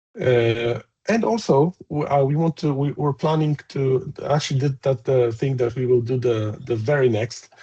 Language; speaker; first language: English; non-native, fluent; Polish